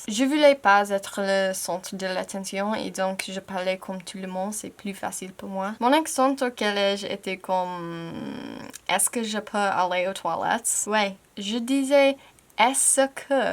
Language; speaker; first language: French; non-native, fluent; English